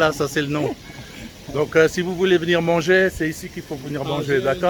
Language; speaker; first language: French; native; French